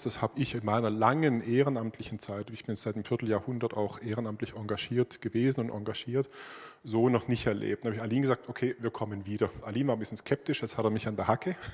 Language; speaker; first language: German; native; German